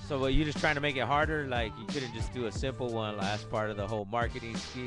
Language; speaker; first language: English; native; English